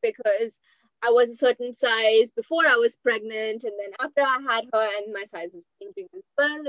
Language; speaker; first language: English; non-native, local second language; Hindi